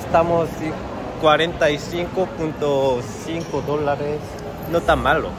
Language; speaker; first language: Spanish; non-native, learner; Korean